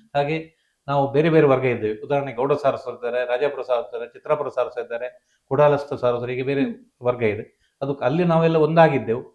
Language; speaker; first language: Kannada; non-native, local second language; Konkani